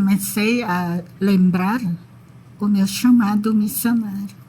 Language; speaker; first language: Portuguese; non-native, fluent; Indonesian